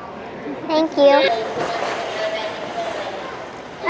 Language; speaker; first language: Korean; early bilingual, heritage; Korean